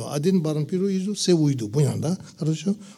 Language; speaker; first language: Russian; non-native, learner; Tibetan